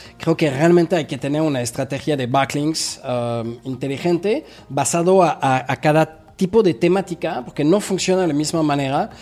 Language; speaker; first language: Spanish; non-native, fluent; French